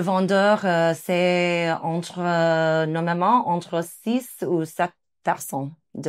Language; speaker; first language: French; non-native, fluent; English